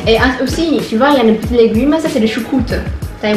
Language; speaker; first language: French; non-native, learner; Chinese